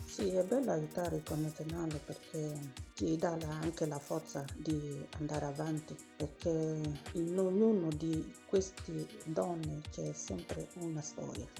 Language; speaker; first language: Italian; non-native, learner; Igbo